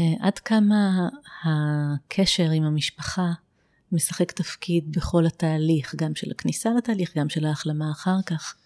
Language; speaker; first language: Hebrew; native; Hebrew